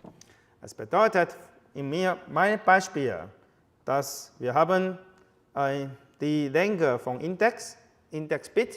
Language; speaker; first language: German; non-native, fluent; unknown